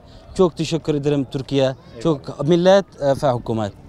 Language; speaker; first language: Turkish; non-native, learner; Arabic